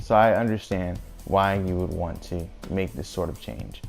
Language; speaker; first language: English; native; English